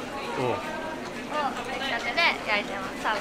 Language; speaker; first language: Japanese; native; Japanese